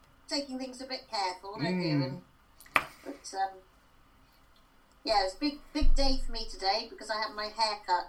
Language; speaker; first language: English; native; English